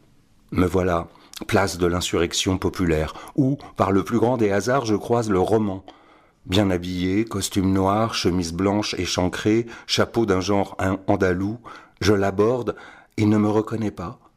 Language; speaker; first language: French; native; French